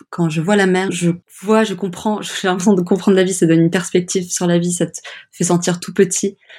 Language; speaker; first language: French; early bilingual, other home language; English